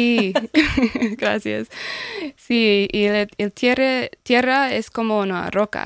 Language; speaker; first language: Spanish; non-native, learner; English